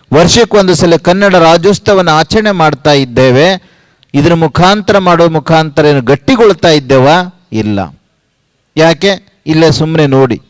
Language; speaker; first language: Kannada; native; Kannada